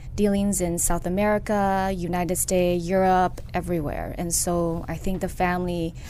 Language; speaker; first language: English; early bilingual, other home language; Chinese